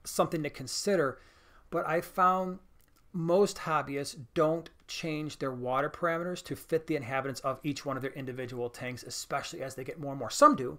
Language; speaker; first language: English; native; English